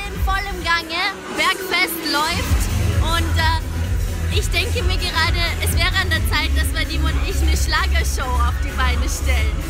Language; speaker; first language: German; native; German